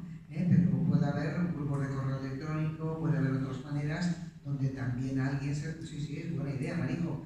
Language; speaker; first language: Spanish; native; Spanish